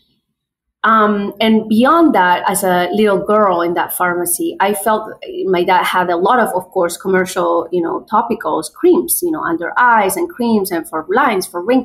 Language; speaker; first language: English; non-native, fluent; Spanish